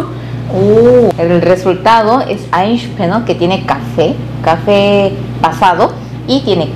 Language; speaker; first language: Spanish; non-native, fluent; Korean